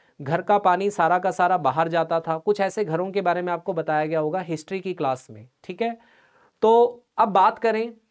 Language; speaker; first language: Hindi; non-native, local second language; Punjabi